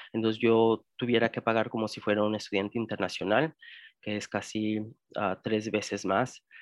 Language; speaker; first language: Spanish; early bilingual, heritage; Spanish